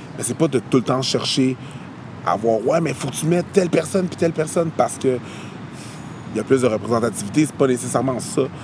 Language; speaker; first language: French; native; French